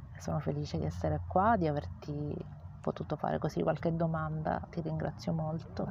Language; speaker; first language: Italian; native; Italian